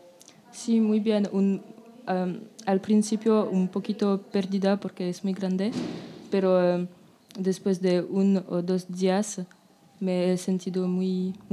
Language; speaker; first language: Spanish; non-native, learner; French